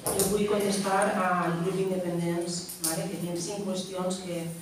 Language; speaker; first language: Spanish; non-native, local second language; Catalan